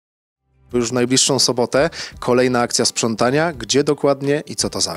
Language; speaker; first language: Polish; native; Polish